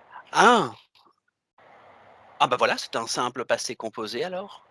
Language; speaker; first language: French; native; French